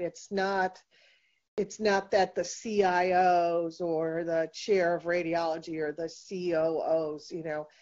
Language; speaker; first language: English; native; English